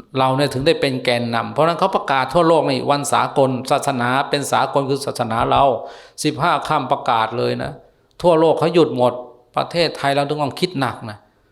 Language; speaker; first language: Thai; native; Thai